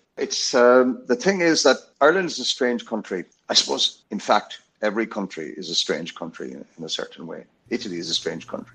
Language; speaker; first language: English; native; English